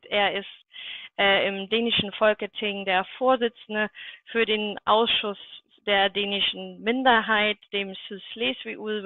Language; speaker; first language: German; native; German